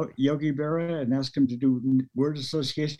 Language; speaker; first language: English; early bilingual, other home language; Norwegian